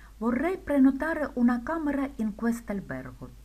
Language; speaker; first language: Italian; non-native, fluent; Ukrainian